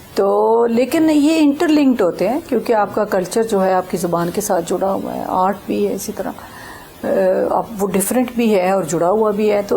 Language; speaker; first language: Urdu; non-native, local second language; Punjabi